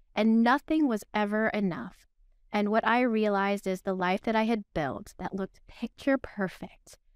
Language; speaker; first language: English; early bilingual, other home language; Filipino